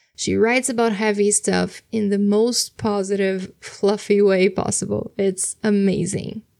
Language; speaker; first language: English; non-native, fluent; Portuguese